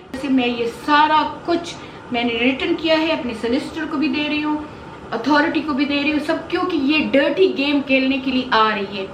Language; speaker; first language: Urdu; non-native, local second language; Pashto